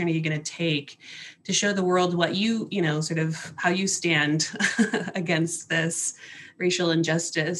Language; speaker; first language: English; native; English